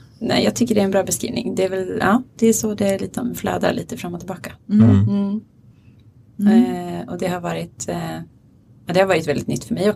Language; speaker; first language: Swedish; native; Swedish